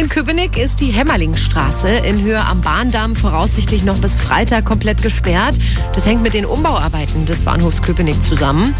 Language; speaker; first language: German; native; German